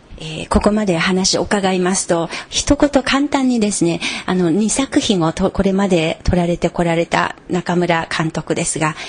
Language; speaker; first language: Japanese; non-native, fluent; Chinese